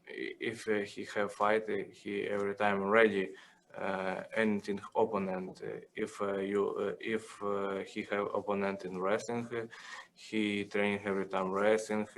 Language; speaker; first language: English; non-native, learner; Russian